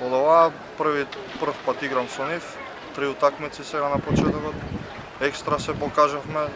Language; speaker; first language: Macedonian; native; Macedonian